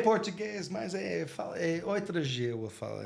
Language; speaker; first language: Portuguese; non-native, learner; English